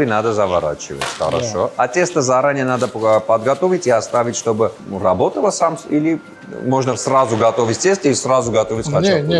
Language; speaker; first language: Russian; non-native, fluent; Armenian